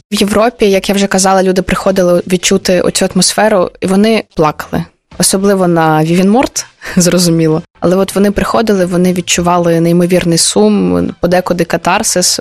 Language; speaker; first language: Ukrainian; native; Ukrainian